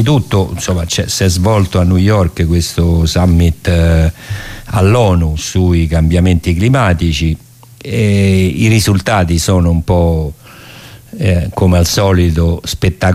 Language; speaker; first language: Italian; native; Italian